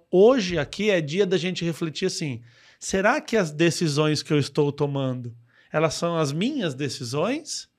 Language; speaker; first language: Portuguese; native; Portuguese